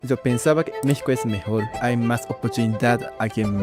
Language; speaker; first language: Spanish; non-native, learner; Japanese